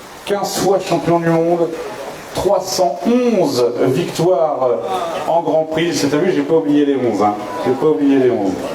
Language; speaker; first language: French; native; French